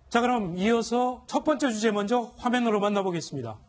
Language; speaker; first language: Korean; native; Korean